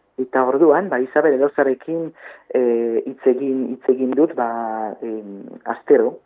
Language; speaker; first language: Basque; non-native, learner; French